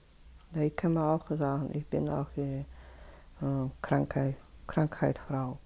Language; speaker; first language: German; non-native, learner; Russian